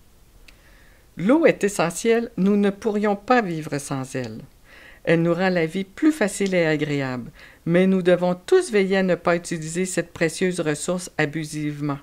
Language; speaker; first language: French; native; French